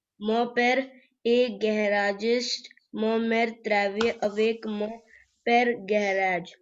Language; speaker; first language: French; non-native, learner; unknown